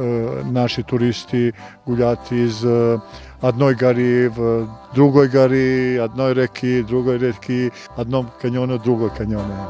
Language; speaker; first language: Russian; non-native, learner; Serbian